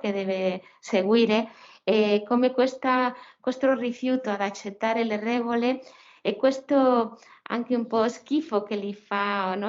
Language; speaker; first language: Italian; non-native, fluent; Spanish